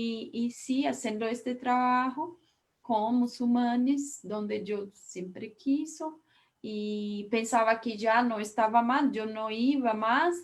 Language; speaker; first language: Spanish; non-native, learner; Portuguese